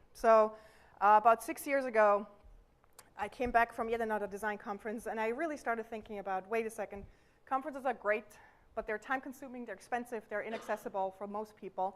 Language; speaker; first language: English; non-native, fluent; German